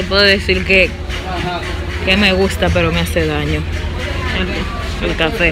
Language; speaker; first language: Spanish; native; Spanish